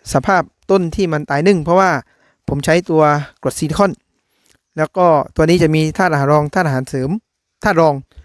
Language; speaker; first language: Thai; native; Thai